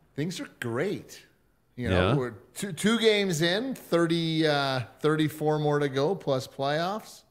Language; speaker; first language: English; native; English